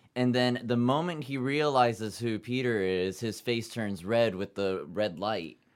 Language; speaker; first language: English; early bilingual, other home language; Japanese